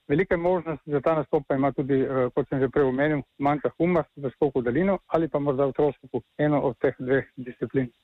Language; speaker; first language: Slovenian; native; Slovenian